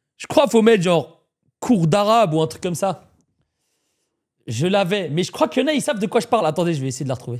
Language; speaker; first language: French; native; French